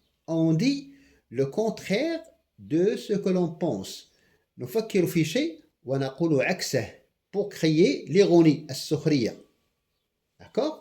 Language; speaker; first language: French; non-native, local second language; Arabic